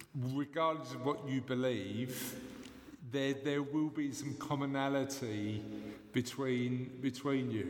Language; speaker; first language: English; native; English